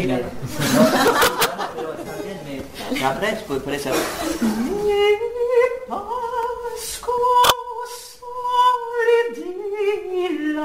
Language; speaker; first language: Spanish; non-native, learner; French